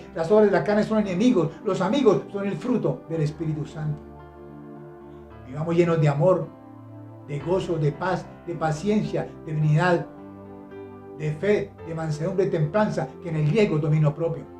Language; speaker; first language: Spanish; native; Spanish